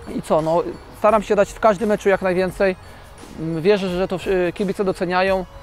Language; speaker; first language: Polish; native; Polish